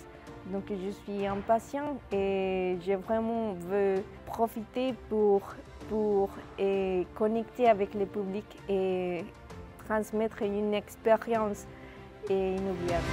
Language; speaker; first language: French; non-native, fluent; Spanish